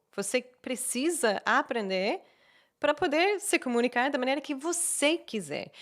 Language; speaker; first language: Portuguese; non-native, fluent; English